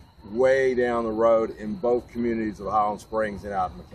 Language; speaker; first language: English; native; English